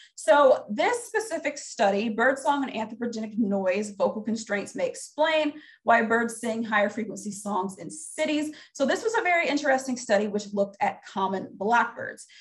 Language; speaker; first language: English; native; English